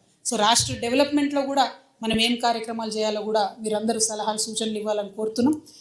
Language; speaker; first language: Telugu; native; Telugu